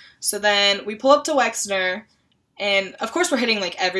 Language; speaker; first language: English; native; English